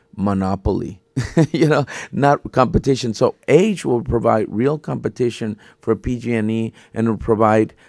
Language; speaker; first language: English; native; English